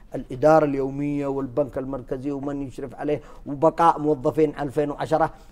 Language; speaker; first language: Arabic; native; Arabic